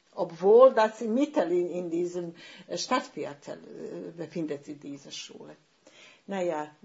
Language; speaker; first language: German; non-native, fluent; Bosnian